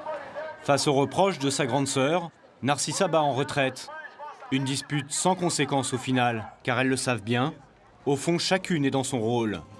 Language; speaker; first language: French; native; French